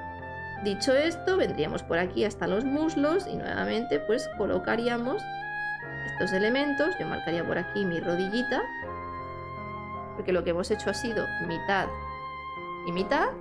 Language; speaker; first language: Spanish; native; Spanish